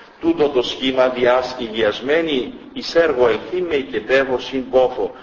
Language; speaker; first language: Greek; native; Greek